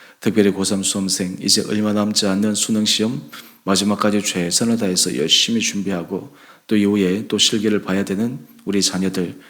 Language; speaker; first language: Korean; native; Korean